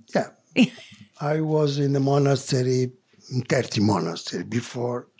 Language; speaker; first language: English; non-native, learner; Italian